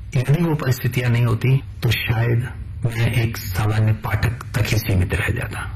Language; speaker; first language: Hindi; non-native, local second language; Punjabi